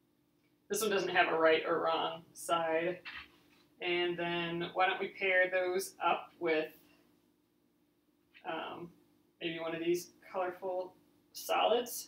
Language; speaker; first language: English; native; English